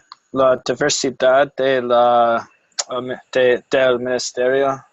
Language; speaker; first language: Spanish; non-native, fluent; English